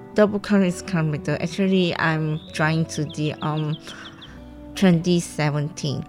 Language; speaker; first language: English; non-native, local second language; Chinese